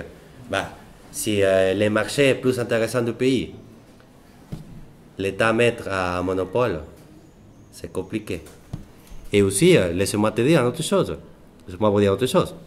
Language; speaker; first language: French; non-native, fluent; Spanish